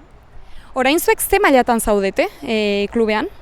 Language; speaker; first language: Basque; native; Basque